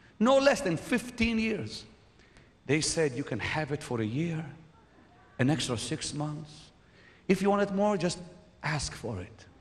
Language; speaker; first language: English; non-native, fluent; Arabic